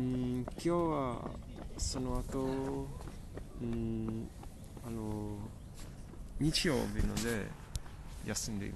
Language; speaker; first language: Japanese; non-native, learner; Czech